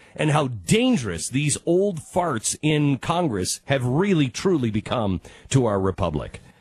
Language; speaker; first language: English; native; English